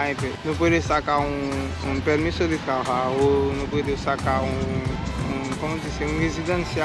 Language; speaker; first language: Spanish; non-native, learner; Haitian Creole